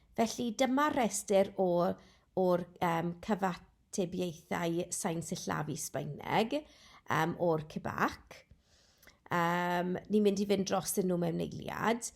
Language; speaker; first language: Welsh; non-native, local second language; English